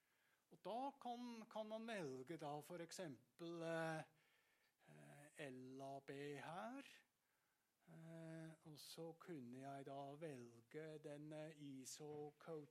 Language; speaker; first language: Norwegian; non-native, fluent; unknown